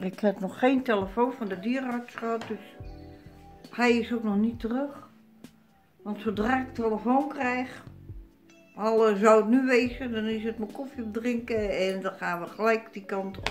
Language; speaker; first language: Dutch; native; Dutch